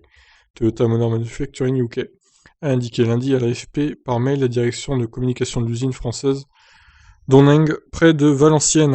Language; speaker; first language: French; native; French